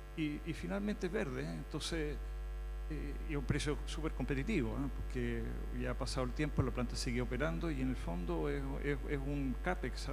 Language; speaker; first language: Spanish; native; Spanish